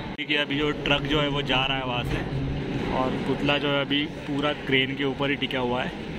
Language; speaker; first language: Hindi; non-native, local second language; Marathi